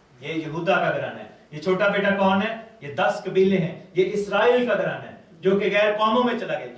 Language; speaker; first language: Urdu; non-native, local second language; Pashto